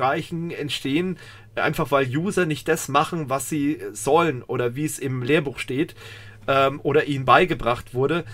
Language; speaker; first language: German; native; German